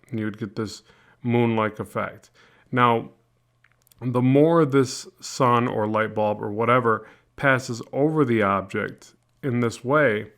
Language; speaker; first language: English; native; English